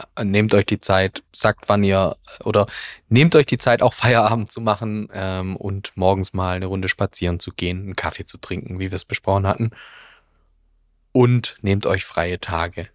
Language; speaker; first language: German; native; German